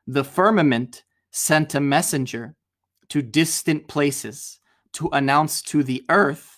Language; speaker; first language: English; native; English